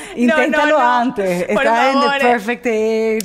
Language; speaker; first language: Spanish; native; Spanish